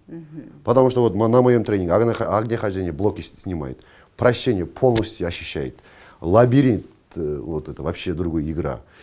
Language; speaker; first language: Russian; non-native, local second language; Kazakh